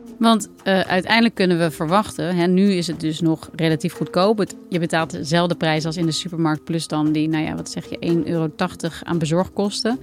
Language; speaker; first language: Dutch; native; Dutch